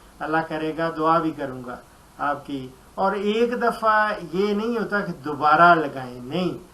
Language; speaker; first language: Urdu; non-native, local second language; Punjabi